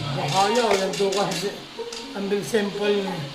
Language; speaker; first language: Malay; non-native, learner; Filipino